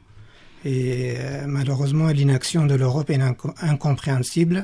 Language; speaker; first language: French; non-native, fluent; Kurdish